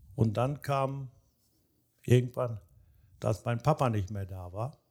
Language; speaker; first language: German; early bilingual, other home language; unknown